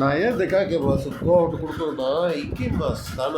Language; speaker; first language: Japanese; non-native, learner; Tamil